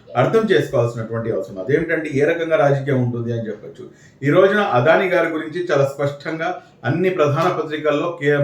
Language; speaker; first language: Telugu; non-native, local second language; Urdu